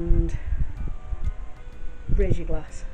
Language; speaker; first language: English; native; English